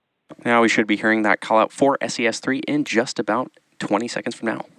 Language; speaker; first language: English; native; English